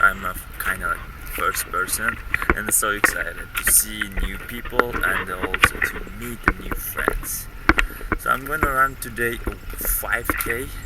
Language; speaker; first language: English; non-native, learner; Kazakh